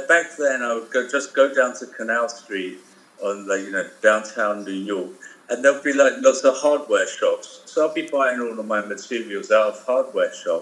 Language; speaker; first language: English; native; English